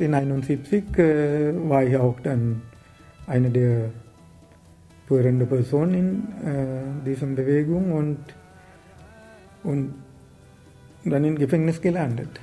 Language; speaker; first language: German; non-native, learner; Sinhala